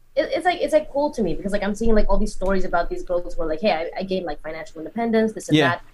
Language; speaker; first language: English; native; English